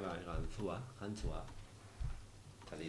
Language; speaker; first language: Basque; native; Basque